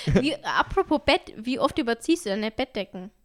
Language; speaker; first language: German; native; German